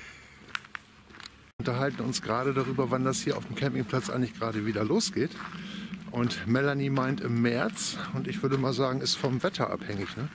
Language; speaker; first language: German; native; German